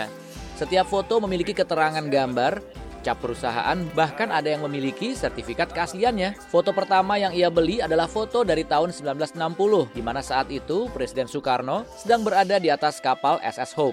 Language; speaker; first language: Indonesian; native; Indonesian